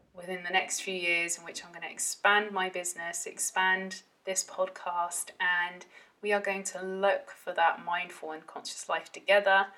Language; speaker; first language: English; early bilingual, heritage; Dutch